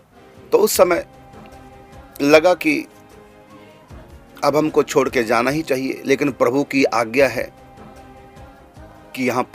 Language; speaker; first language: Hindi; native; Hindi